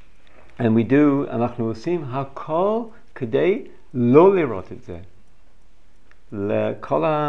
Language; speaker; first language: Hebrew; non-native, fluent; English